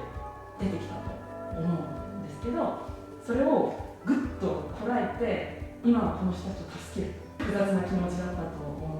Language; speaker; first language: Japanese; native; Japanese